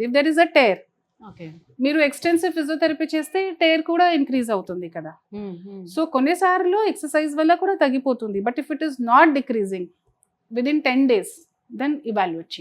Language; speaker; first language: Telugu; non-native, fluent; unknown